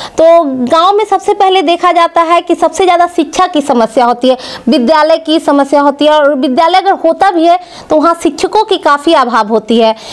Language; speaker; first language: Hindi; native; Hindi